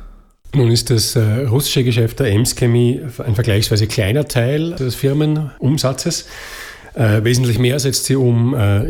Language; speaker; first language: German; native; German